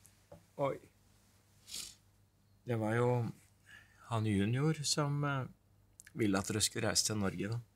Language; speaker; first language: Norwegian; native; Norwegian